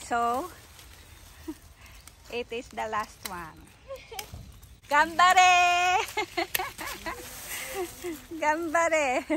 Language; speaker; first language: English; non-native, local second language; Filipino